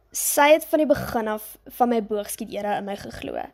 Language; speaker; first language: Afrikaans; native; Afrikaans